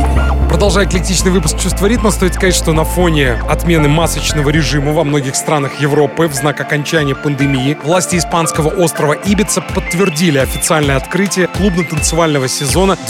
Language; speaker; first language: Russian; native; Russian